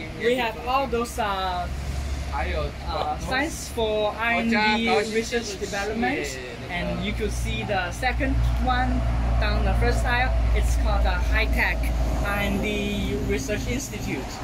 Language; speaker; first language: English; non-native, learner; Chinese